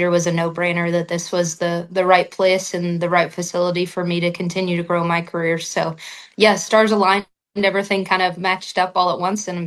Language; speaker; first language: English; native; English